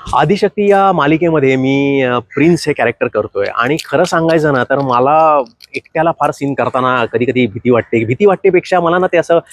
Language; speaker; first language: Marathi; native; Marathi